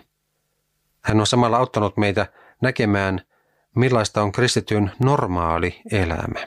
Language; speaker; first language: Finnish; native; Finnish